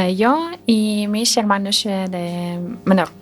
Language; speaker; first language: Spanish; non-native, learner; Ukrainian